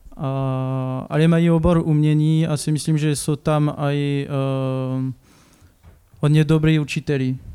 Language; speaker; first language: Czech; non-native, learner; French